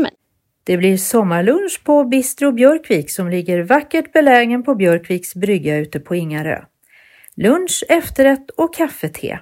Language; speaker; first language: Swedish; native; Swedish